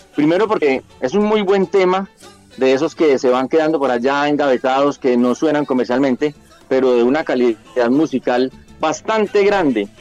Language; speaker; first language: Spanish; native; Spanish